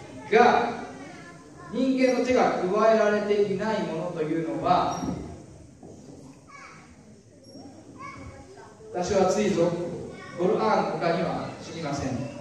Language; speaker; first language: Japanese; native; Japanese